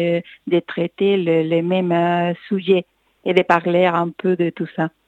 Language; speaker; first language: French; non-native, fluent; Spanish